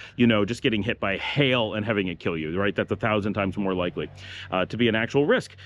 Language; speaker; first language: English; native; English